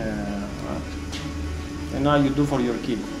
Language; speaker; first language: English; non-native, learner; Greek